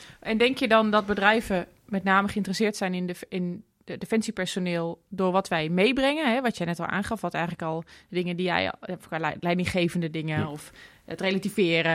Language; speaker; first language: Dutch; native; Dutch